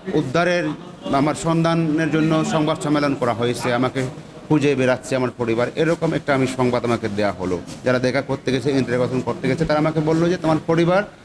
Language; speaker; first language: Bangla; non-native, local second language; Chakma